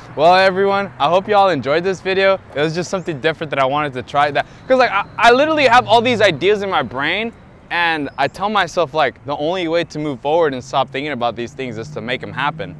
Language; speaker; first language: English; early bilingual, other home language; Spanish